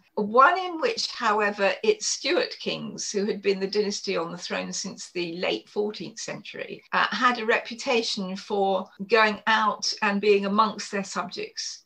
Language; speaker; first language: English; native; English